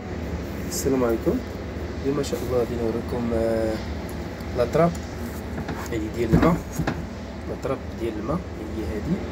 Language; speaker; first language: Arabic; native; Arabic